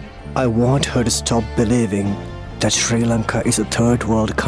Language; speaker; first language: English; non-native, local second language; Sinhala